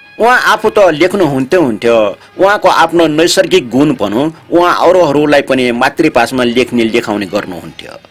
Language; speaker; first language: Nepali; non-native, local second language; Newari